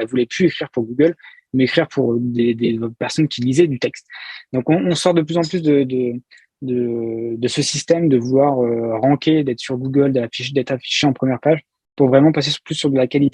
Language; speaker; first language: French; native; French